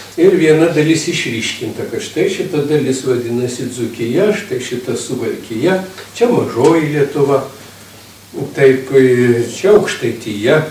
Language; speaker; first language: Lithuanian; native; Lithuanian